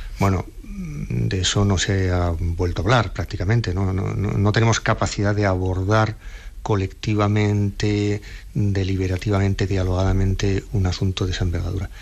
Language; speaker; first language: Spanish; native; Spanish